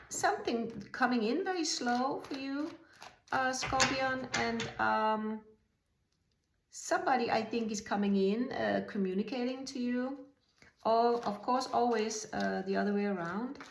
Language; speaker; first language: English; non-native, fluent; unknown